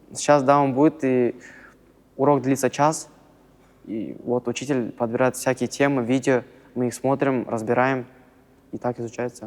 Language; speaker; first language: Russian; native; Russian